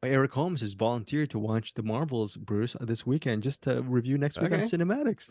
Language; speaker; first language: English; native; English